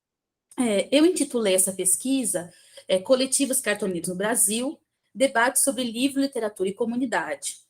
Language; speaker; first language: Portuguese; native; Portuguese